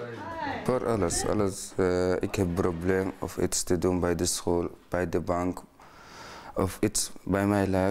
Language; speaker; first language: Dutch; non-native, learner; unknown